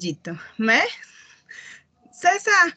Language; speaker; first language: French; non-native, learner; Portuguese